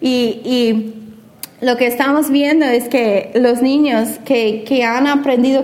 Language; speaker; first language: Spanish; non-native, fluent; English